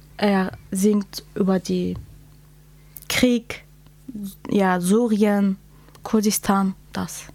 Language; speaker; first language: German; non-native, learner; Kurdish